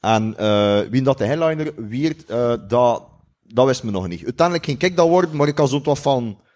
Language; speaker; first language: Dutch; native; Dutch